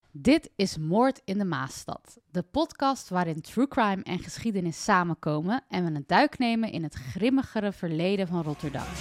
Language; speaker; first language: Dutch; native; Dutch